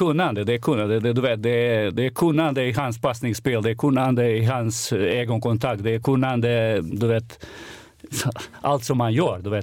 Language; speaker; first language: Swedish; non-native, fluent; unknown